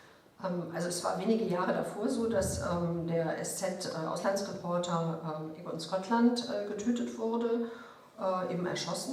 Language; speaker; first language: German; native; German